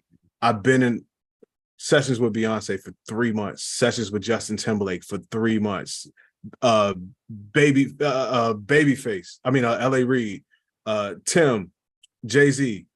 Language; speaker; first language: English; native; English